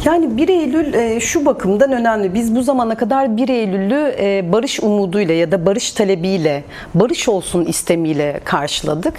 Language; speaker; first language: Turkish; native; Turkish